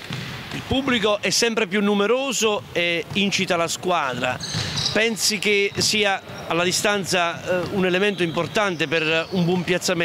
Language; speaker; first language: Italian; native; Italian